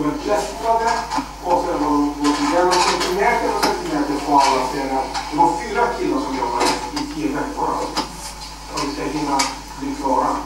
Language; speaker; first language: Swedish; non-native, fluent; Greek